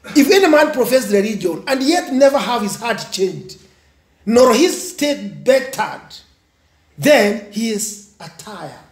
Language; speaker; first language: English; non-native, local second language; Swahili